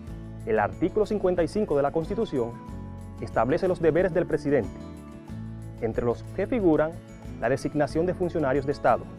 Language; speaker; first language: Spanish; native; Spanish